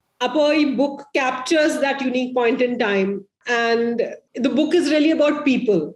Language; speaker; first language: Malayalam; early bilingual, heritage; Malayalam